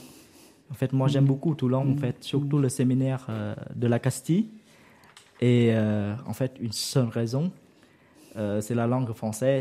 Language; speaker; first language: French; non-native, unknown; Vietnamese